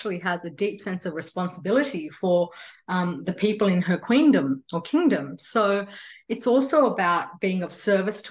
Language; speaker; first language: English; non-native, local second language; Hindi